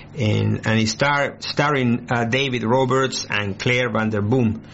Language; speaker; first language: English; non-native, fluent; Spanish